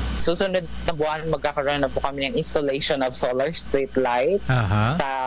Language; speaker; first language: Filipino; native; Filipino